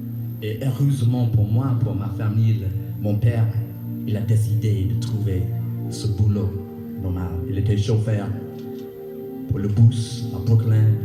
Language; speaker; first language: French; non-native, learner; English